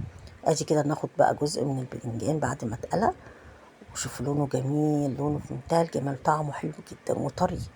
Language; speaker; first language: Arabic; native; Arabic